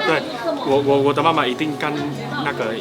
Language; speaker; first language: Chinese; non-native, learner; Vietnamese